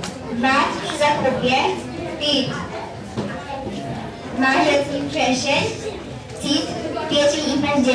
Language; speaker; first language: Polish; native; Polish